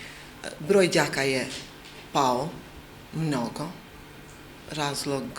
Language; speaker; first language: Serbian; non-native, local second language; Albanian